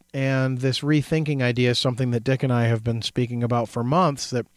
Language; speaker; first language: English; native; English